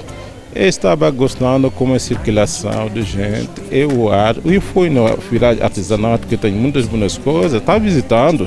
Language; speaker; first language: Portuguese; non-native, learner; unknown